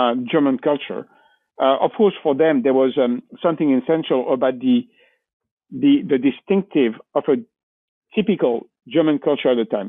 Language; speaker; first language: English; non-native, fluent; French